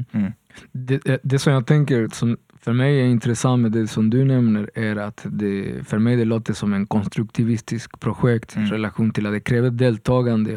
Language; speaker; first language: Swedish; non-native, fluent; Spanish